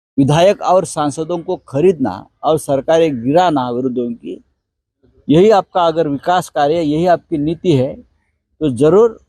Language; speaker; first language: Hindi; non-native, local second language; Marathi